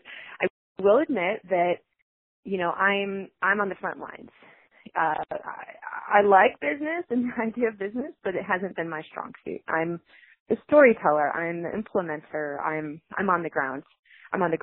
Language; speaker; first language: English; native; English